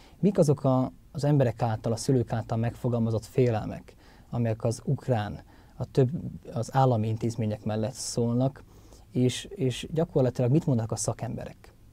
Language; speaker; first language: Hungarian; native; Hungarian